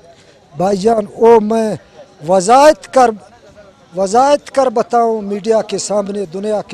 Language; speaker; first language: Hindi; non-native, local second language; Baluchi